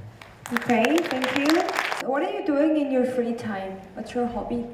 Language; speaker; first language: English; non-native, learner; Korean